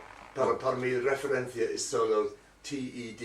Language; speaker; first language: Spanish; non-native, learner; English